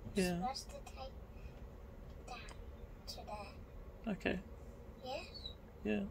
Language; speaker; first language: English; native; English